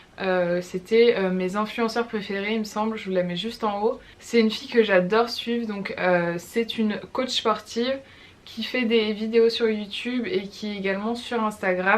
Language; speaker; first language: French; native; French